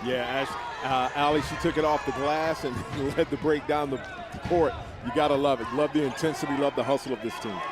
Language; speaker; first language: English; native; English